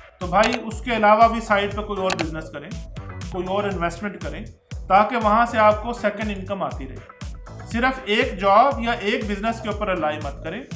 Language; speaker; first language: Urdu; non-native, local second language; Punjabi